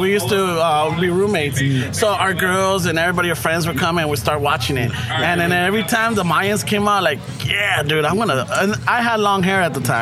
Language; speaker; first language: English; early bilingual, other home language; Spanish